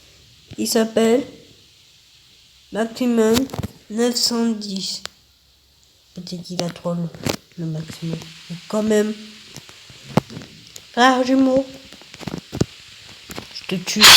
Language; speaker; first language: French; native; French